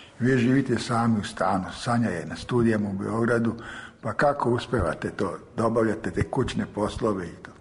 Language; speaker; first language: Serbian; native; Serbian